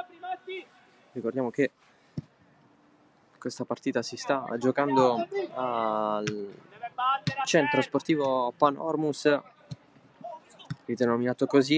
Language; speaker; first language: Italian; native; Italian